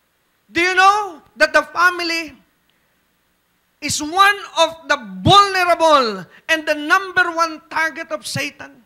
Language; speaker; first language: English; non-native, local second language; Filipino